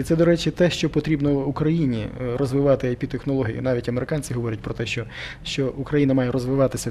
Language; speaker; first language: Ukrainian; native; Ukrainian